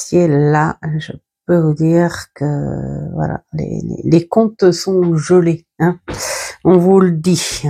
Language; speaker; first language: French; native; French